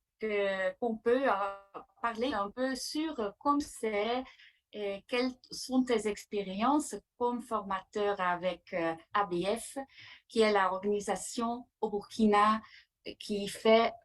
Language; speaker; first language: French; non-native, fluent; Dutch